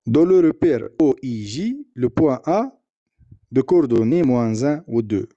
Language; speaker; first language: French; non-native, local second language; Arabic